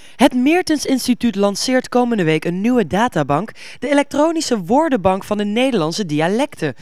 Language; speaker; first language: Dutch; native; Dutch